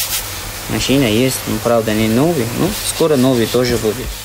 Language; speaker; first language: Russian; non-native, fluent; Uzbek